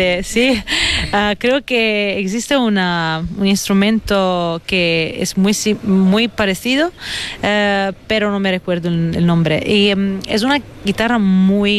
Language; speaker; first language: Spanish; non-native, fluent; Italian